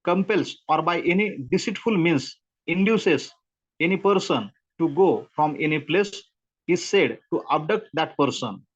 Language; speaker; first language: English; non-native, local second language; Marathi